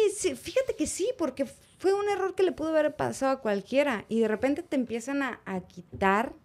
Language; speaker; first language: Spanish; native; Spanish